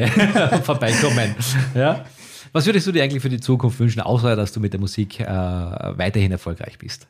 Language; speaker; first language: German; native; German